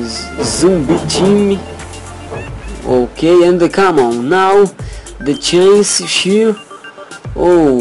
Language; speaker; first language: English; non-native, learner; Portuguese